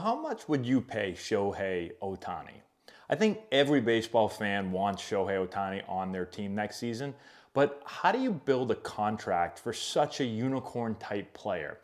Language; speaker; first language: English; native; English